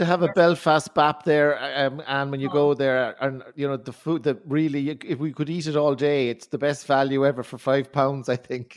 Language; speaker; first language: English; native; English